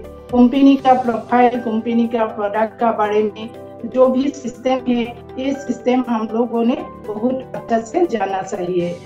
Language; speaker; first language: Hindi; non-native, local second language; Assamese